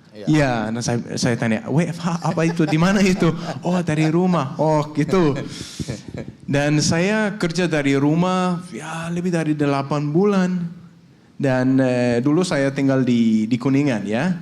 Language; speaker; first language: Indonesian; non-native, learner; Danish